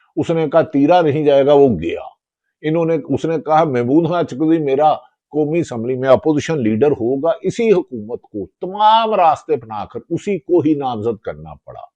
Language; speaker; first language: Urdu; non-native, local second language; Punjabi